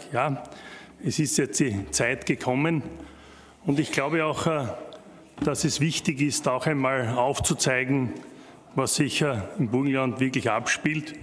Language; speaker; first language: German; native; German